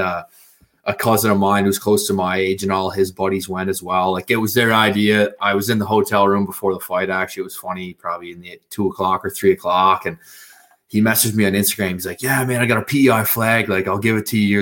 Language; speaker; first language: English; native; English